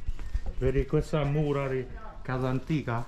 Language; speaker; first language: Italian; non-native, learner; Vietnamese